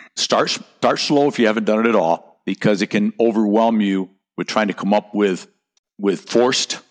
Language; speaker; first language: English; native; English